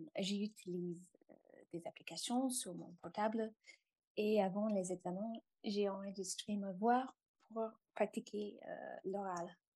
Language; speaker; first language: French; non-native, fluent; English